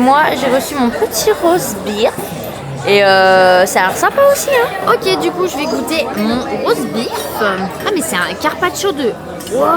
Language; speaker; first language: French; native; French